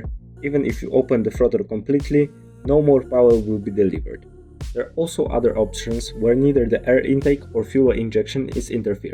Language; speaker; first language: English; non-native, fluent; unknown